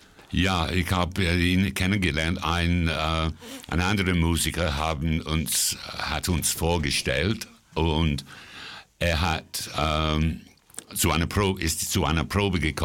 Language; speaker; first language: German; non-native, fluent; English